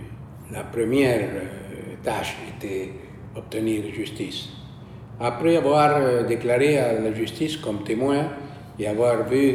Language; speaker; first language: French; non-native, fluent; Spanish